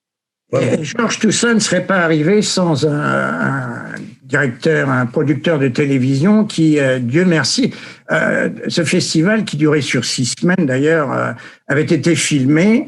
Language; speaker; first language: French; native; French